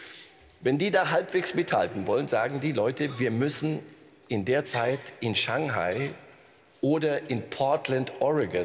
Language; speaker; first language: German; native; German